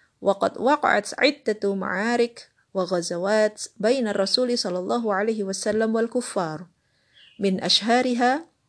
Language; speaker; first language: Arabic; non-native, learner; Indonesian